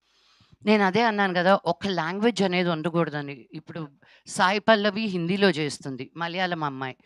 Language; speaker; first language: Telugu; non-native, fluent; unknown